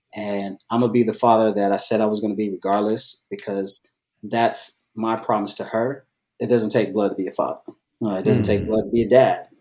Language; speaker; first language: English; native; English